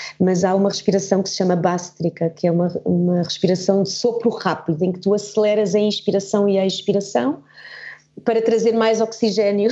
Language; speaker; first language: Portuguese; early bilingual, heritage; Portuguese